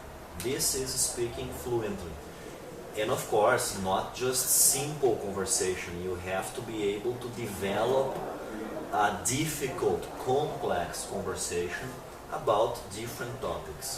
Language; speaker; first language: English; non-native, fluent; Portuguese